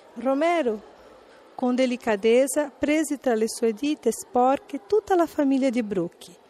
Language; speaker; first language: Italian; non-native, fluent; Portuguese